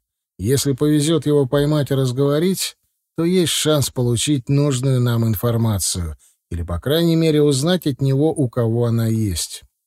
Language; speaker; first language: Russian; native; Russian